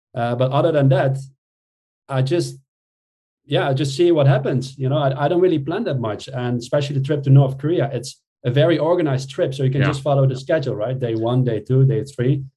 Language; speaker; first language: English; non-native, fluent; Dutch